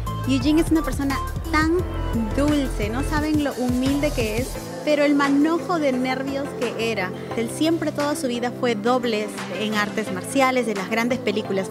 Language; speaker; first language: Spanish; native; Spanish